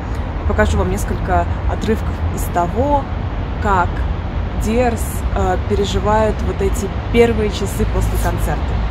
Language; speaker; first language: Russian; native; Russian